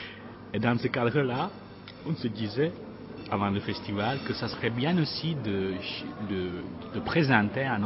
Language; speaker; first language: French; non-native, fluent; Czech